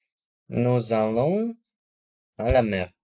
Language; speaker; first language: French; non-native, learner; Russian